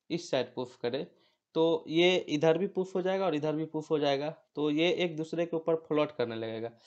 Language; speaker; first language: Hindi; native; Hindi